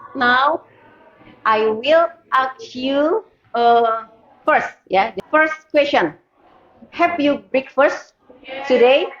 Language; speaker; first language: English; non-native, learner; Indonesian